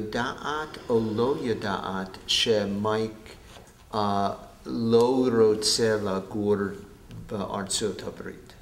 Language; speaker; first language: Hebrew; non-native, learner; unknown